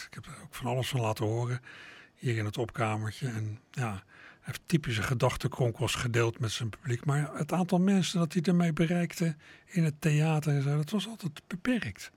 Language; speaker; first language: Dutch; native; Dutch